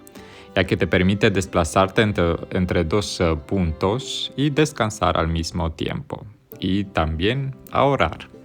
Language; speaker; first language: Spanish; non-native, fluent; Romanian